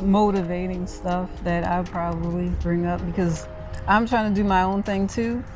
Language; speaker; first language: English; native; English